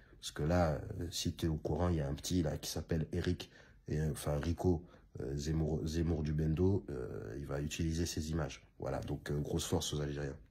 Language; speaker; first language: French; native; French